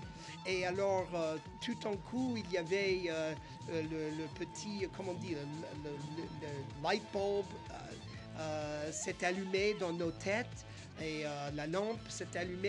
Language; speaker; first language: French; non-native, fluent; English